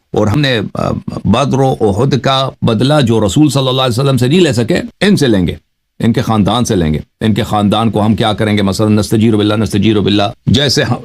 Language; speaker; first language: Urdu; non-native, fluent; Persian